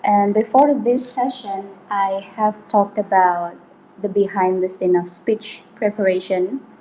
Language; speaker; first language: English; non-native, fluent; Indonesian